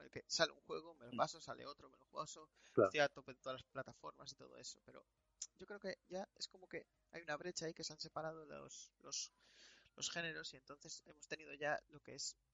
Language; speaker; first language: Spanish; native; Spanish